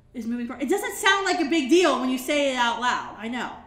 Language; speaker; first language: English; native; English